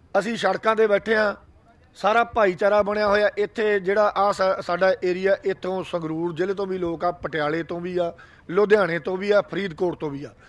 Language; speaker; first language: Punjabi; native; Punjabi